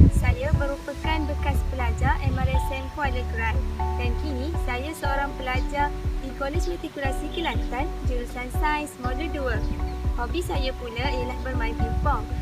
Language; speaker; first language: Malay; native; Malay